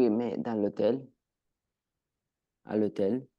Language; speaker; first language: French; non-native, learner; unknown